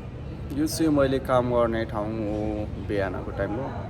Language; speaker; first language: Nepali; native; Nepali